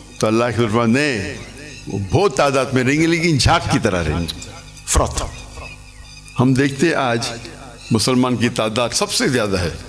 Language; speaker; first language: Urdu; non-native, local second language; English